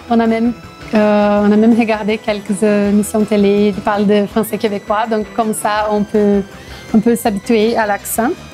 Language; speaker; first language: French; non-native, fluent; Portuguese